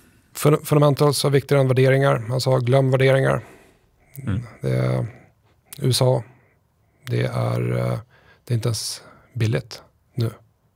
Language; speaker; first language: Swedish; native; Swedish